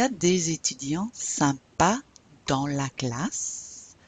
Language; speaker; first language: French; non-native, fluent; English